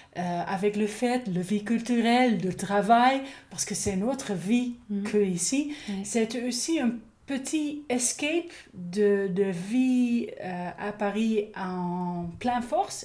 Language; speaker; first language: French; non-native, learner; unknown